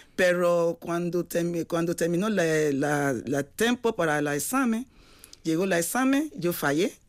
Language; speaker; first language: Spanish; non-native, fluent; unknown